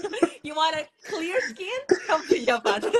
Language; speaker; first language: English; non-native, learner; Indonesian